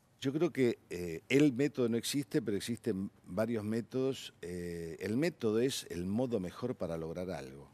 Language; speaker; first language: Spanish; native; Spanish